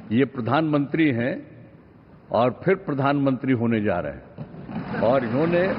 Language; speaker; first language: Hindi; native; Hindi